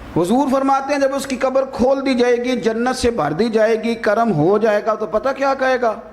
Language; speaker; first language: Urdu; non-native, local second language; Punjabi